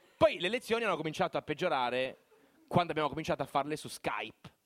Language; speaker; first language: Italian; native; Italian